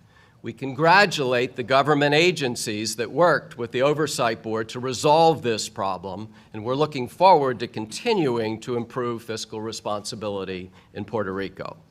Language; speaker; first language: English; native; English